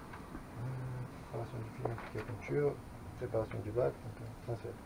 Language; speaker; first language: French; native; French